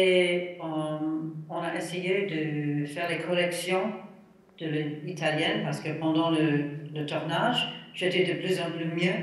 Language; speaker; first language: French; non-native, fluent; English